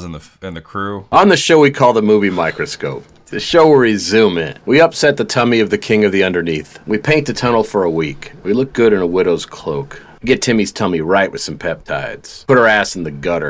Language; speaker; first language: English; native; English